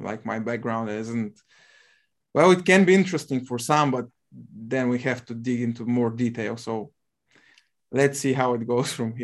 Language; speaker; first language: English; non-native, fluent; Bulgarian